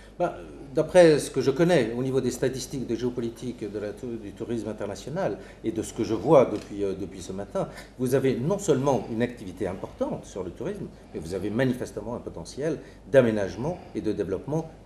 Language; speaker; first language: French; native; French